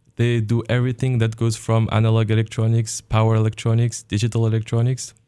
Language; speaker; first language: English; non-native, fluent; Arabic